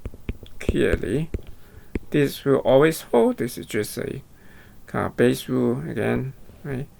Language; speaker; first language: English; non-native, fluent; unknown